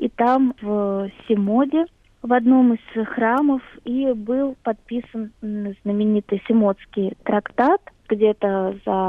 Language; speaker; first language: Russian; native; Russian